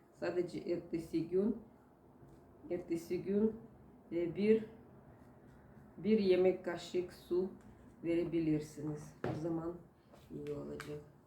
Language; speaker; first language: Turkish; non-native, learner; Russian